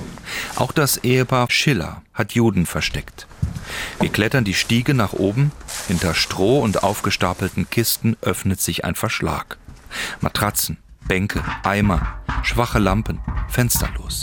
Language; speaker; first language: German; native; German